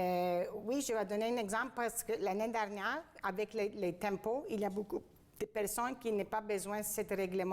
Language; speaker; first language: French; non-native, fluent; Greek